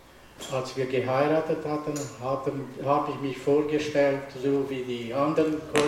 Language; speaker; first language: German; non-native, learner; Romanian